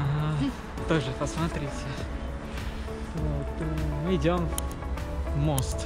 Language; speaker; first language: Russian; non-native, learner; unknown